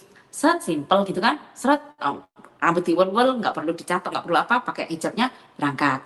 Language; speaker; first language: Indonesian; native; Indonesian